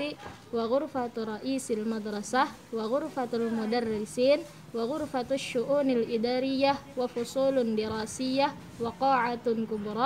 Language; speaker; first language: Arabic; non-native, learner; Indonesian